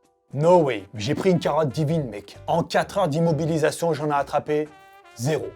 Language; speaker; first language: French; native; French